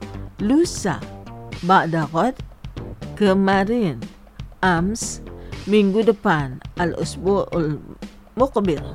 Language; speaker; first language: Arabic; non-native, fluent; Indonesian